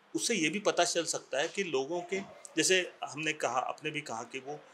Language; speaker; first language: Hindi; non-native, local second language; Marathi